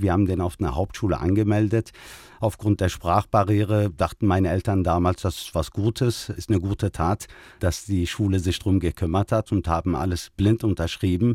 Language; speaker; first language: German; early bilingual, other home language; Turkish